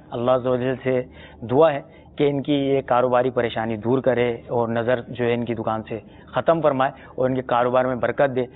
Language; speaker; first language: Urdu; native; Urdu